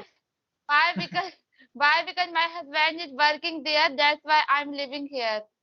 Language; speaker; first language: English; non-native, learner; Hindi